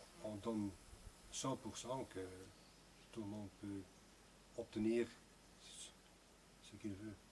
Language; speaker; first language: French; non-native, local second language; Dutch